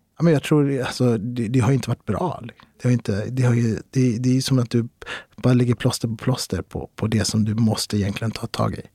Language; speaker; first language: Swedish; early bilingual, other home language; Arabic